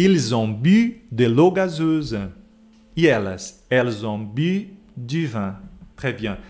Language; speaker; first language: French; non-native, fluent; Portuguese